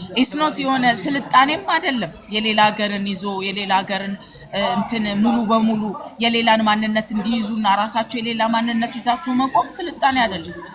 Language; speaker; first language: Amharic; native; Amharic